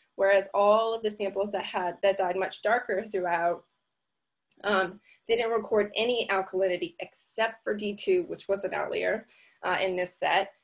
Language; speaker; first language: English; native; English